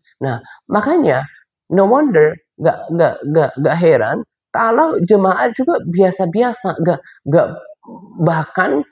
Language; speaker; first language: Indonesian; native; Indonesian